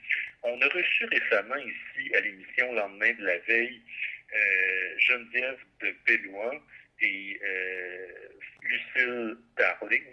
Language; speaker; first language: French; native; French